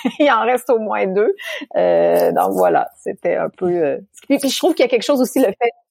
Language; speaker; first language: French; native; French